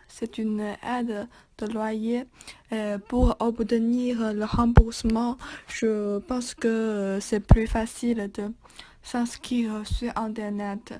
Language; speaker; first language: French; non-native, learner; Chinese